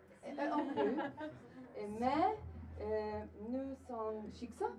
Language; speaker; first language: French; non-native, learner; Polish